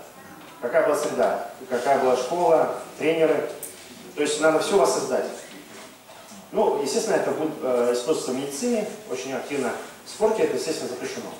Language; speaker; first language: Russian; native; Russian